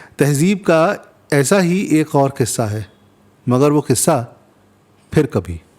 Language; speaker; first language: Urdu; non-native, local second language; Hindi